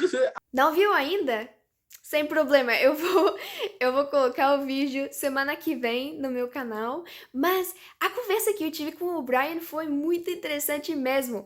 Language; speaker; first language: Portuguese; non-native, fluent; French